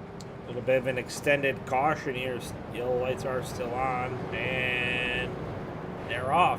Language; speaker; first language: English; native; English